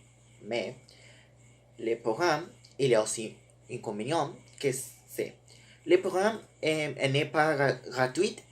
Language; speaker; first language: French; non-native, learner; Spanish